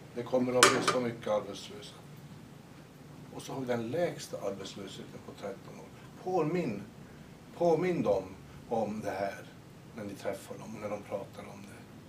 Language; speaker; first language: Swedish; native; Swedish